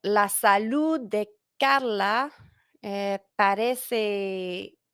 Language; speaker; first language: Spanish; non-native, fluent; English